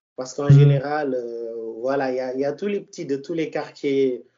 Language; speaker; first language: French; non-native, local second language; Wolof